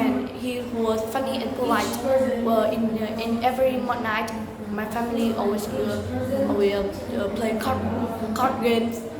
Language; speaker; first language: English; non-native, learner; Vietnamese